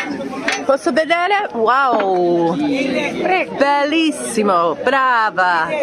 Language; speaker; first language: Italian; non-native, learner; English